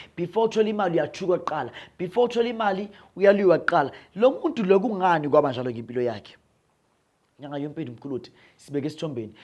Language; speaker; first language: Zulu; non-native, local second language; Northern Sotho